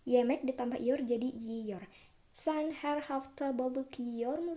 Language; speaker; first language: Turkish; non-native, fluent; Indonesian